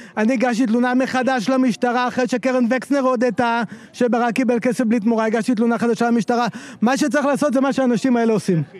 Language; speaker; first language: Hebrew; native; Hebrew